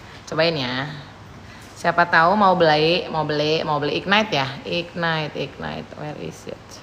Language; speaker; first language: Indonesian; native; Indonesian